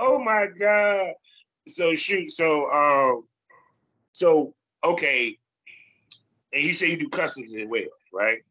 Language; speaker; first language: English; native; English